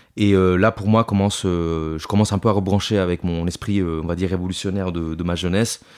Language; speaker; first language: French; non-native, fluent; Italian